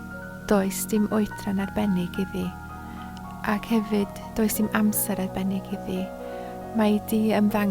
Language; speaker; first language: Welsh; native; Welsh